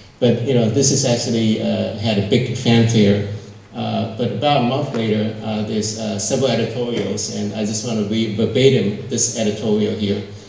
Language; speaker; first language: English; non-native, fluent; Min Nan Chinese